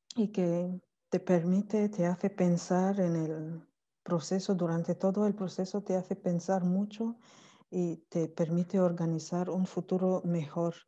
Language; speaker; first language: Spanish; non-native, fluent; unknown